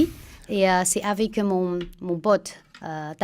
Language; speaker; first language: French; non-native, fluent; Chinese